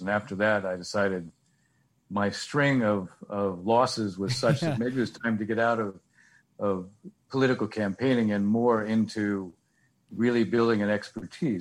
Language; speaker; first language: English; native; English